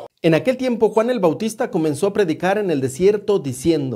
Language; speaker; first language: Spanish; native; Spanish